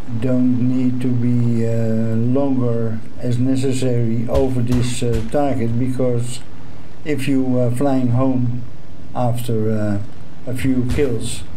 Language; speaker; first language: English; non-native, fluent; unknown